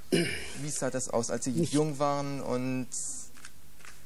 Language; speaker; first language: German; native; German